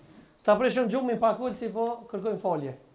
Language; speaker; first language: Albanian; native; Albanian